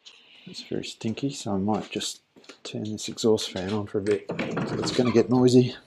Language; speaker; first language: English; native; English